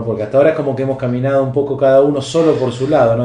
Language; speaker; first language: Spanish; native; Spanish